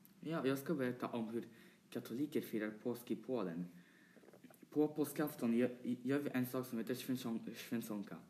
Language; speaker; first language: Swedish; early bilingual, other home language; Polish